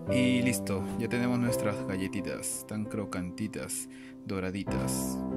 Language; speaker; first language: Spanish; native; Spanish